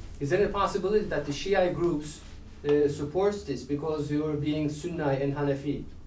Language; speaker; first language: English; non-native, fluent; Turkish